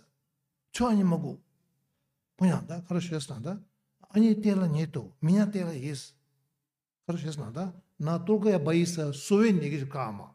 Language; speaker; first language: Russian; non-native, learner; Tibetan